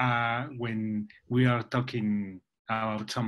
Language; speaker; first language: English; non-native, learner; Spanish